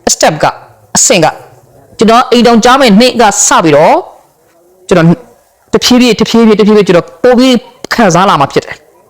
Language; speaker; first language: Burmese; non-native, local second language; Rohingya